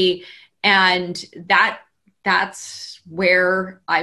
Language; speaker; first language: English; native; English